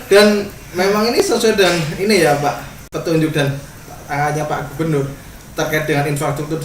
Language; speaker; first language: Indonesian; native; Indonesian